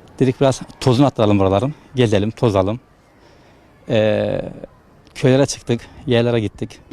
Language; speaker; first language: Turkish; early bilingual, heritage; Turkish